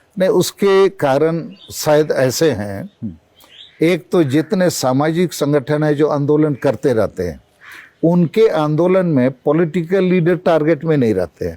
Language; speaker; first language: Hindi; non-native, local second language; Santali